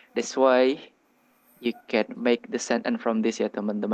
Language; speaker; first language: English; non-native, learner; Indonesian